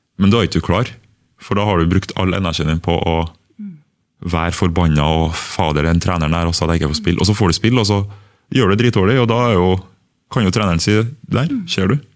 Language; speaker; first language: Norwegian; early bilingual, other home language; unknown